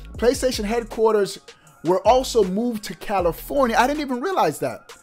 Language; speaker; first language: English; native; English